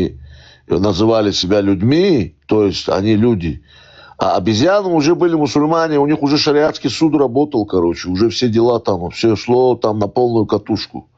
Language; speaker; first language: Russian; native; Russian